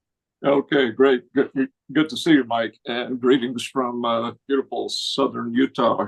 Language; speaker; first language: English; native; English